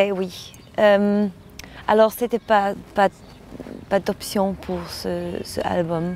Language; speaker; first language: French; non-native, learner; German